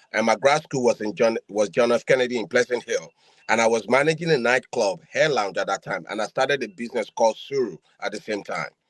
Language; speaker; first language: English; non-native, local second language; Yoruba